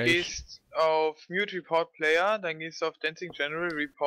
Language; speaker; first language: German; native; German